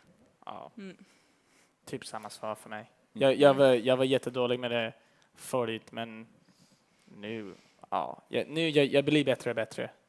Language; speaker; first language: Swedish; early bilingual, heritage; English